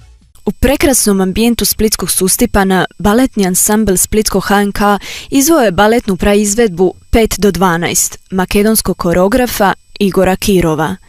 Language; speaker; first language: Croatian; native; Croatian